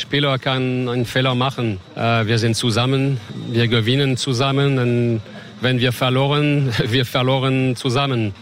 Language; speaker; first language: German; non-native, learner; French